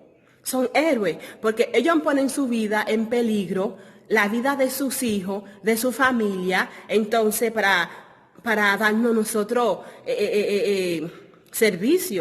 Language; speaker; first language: Spanish; non-native, fluent; Haitian Creole